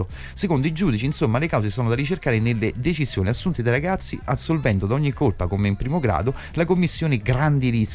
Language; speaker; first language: Italian; native; Italian